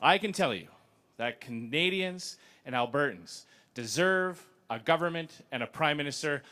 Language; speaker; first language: English; native; English